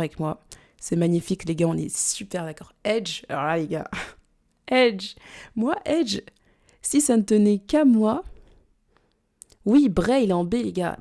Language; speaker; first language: French; native; French